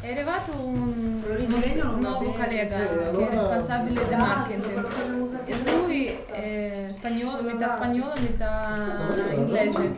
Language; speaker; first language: Italian; non-native, fluent; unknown